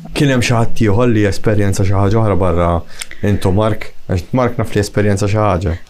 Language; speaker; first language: Maltese; native; Maltese